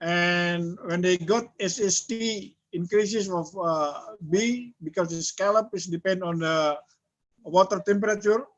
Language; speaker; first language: English; non-native, fluent; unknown